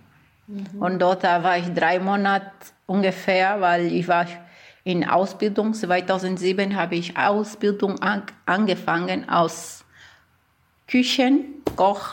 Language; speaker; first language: German; early bilingual, other home language; Portuguese